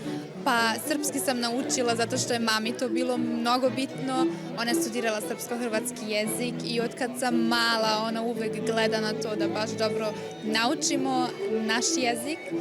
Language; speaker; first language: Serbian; early bilingual, heritage; German